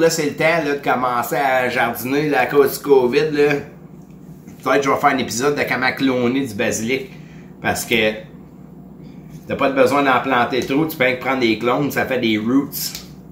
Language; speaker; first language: French; native; French